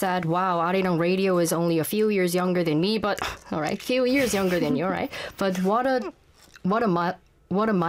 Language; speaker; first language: English; non-native, fluent; Korean